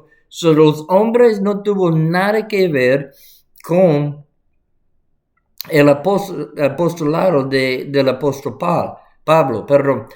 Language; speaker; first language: Spanish; non-native, fluent; English